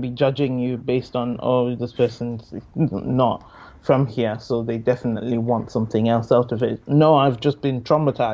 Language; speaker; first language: English; non-native, local second language; Yoruba